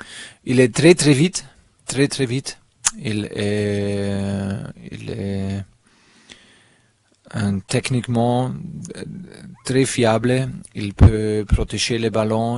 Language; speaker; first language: French; non-native, fluent; German